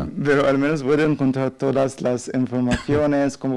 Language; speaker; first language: Spanish; non-native, learner; Arabic